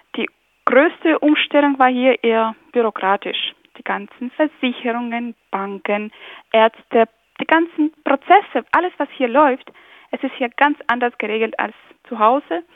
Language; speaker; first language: German; non-native, fluent; Ukrainian